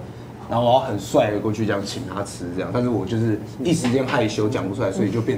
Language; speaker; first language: Chinese; native; Chinese